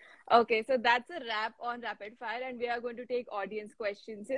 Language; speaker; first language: English; non-native, local second language; Marathi